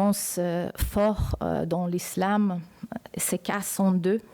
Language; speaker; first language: French; non-native, fluent; Uzbek